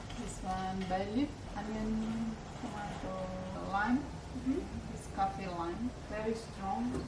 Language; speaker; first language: English; non-native, learner; Balinese